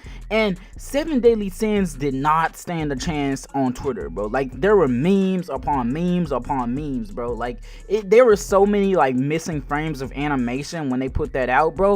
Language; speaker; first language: English; native; English